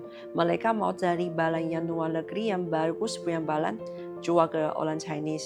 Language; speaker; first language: Indonesian; non-native, learner; Chinese